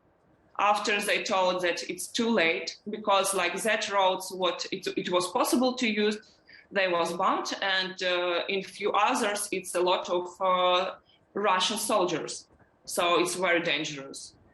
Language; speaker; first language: English; non-native, learner; Ukrainian